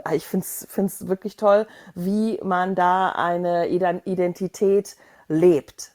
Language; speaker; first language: German; native; German